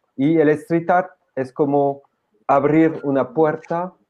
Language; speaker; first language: Spanish; non-native, fluent; French